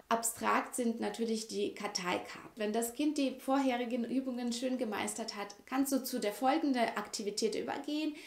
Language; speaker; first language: German; non-native, fluent; Russian